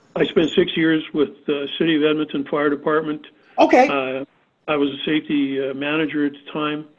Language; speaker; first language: English; native; English